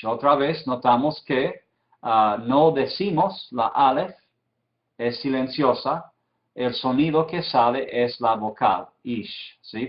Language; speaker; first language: Spanish; non-native, fluent; English